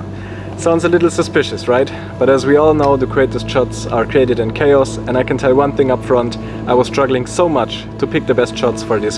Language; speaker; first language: English; non-native, fluent; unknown